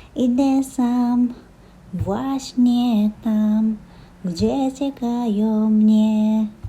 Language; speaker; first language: Polish; non-native, learner; Japanese